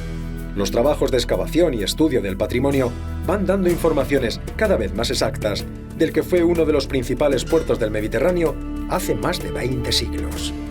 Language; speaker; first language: Spanish; native; Spanish